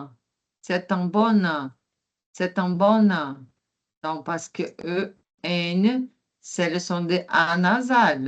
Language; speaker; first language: French; non-native, fluent; Portuguese